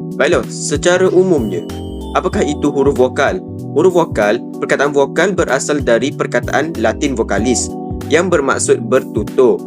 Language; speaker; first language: Malay; native; Malay